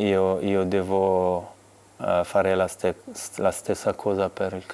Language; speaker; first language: Italian; non-native, fluent; French